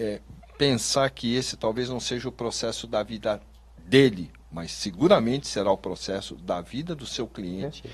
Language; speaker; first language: Portuguese; native; Portuguese